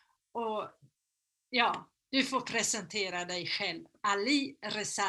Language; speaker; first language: Swedish; native; Swedish